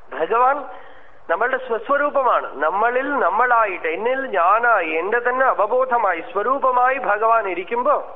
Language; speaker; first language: Malayalam; non-native, local second language; Tamil